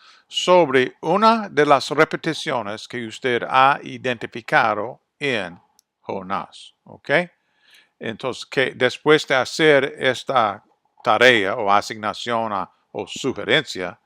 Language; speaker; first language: Spanish; non-native, fluent; English